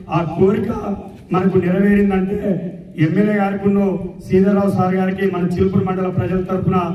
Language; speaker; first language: Telugu; native; Telugu